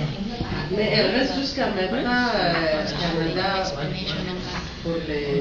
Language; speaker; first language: French; non-native, learner; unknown